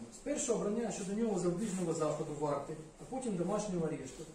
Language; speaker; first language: Ukrainian; non-native, local second language; Russian